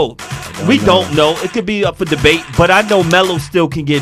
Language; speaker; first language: English; native; English